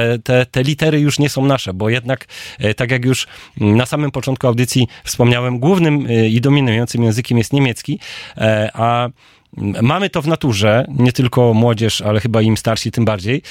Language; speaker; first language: Polish; native; Polish